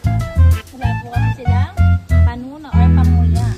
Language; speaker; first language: Filipino; native; Filipino